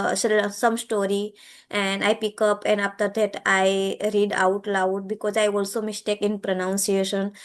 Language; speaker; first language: English; non-native, learner; Gujarati